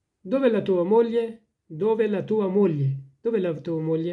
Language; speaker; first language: Italian; non-native, learner; Persian